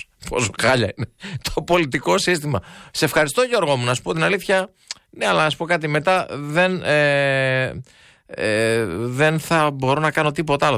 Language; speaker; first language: Greek; native; Greek